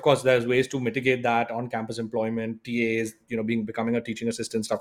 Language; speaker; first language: English; non-native, local second language; Hindi